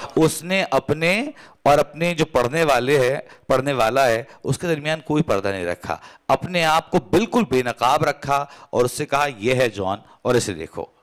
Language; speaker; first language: Urdu; native; Urdu